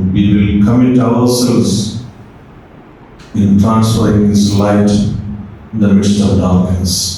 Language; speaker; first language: English; non-native, local second language; Malayalam